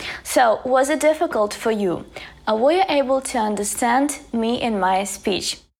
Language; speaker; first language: English; non-native, fluent; Ukrainian